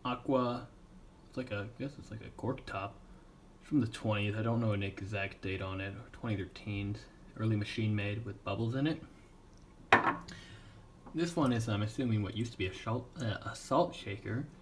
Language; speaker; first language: English; native; English